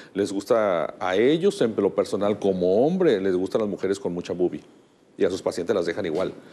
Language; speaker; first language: Spanish; native; Spanish